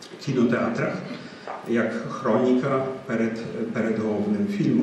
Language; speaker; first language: Ukrainian; early bilingual, heritage; Ukrainian